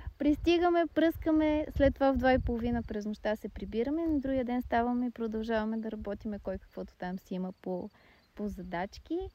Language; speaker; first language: Bulgarian; native; Bulgarian